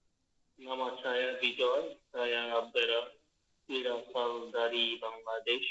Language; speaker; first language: Indonesian; non-native, learner; Bangla